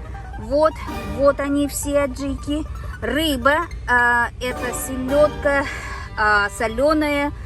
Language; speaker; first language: Russian; non-native, local second language; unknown